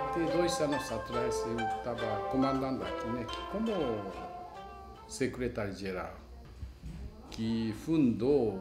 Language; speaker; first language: Portuguese; non-native, fluent; Japanese